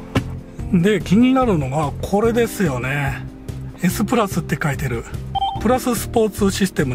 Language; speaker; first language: Japanese; native; Japanese